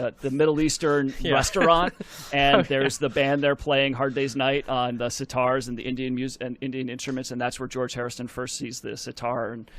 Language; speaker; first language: English; native; English